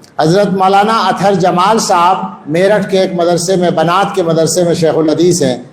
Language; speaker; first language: Urdu; non-native, local second language; Punjabi